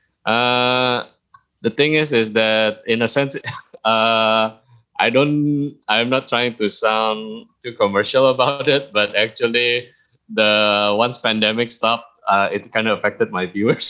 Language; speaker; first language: English; early bilingual, other home language; Indonesian